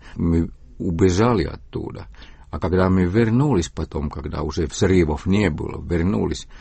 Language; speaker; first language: Russian; non-native, fluent; Estonian